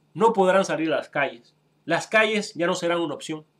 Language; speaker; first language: Spanish; native; Spanish